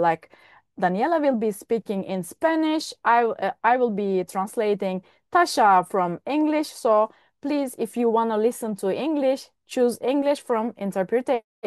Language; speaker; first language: English; non-native, fluent; Turkish